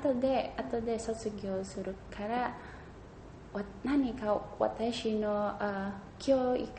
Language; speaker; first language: Japanese; non-native, learner; Indonesian